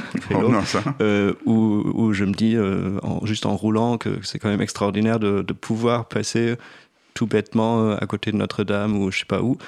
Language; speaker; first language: French; non-native, fluent; German